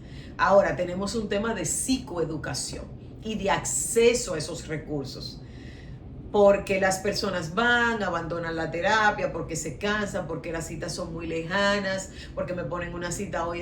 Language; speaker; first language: Spanish; native; Spanish